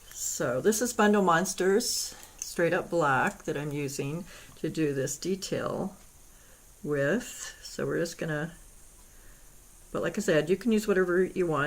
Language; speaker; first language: English; native; English